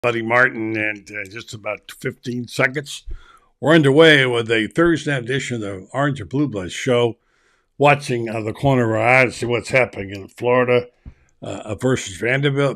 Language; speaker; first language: English; native; English